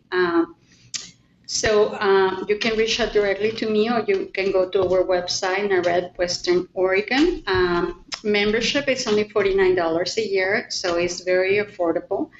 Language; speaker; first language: English; non-native, fluent; Spanish